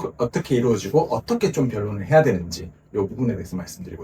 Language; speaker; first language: Korean; native; Korean